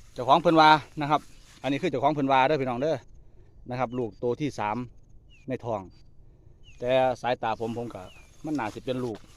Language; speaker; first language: Thai; native; Thai